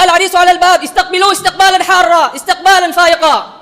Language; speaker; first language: Arabic; non-native, learner; Urdu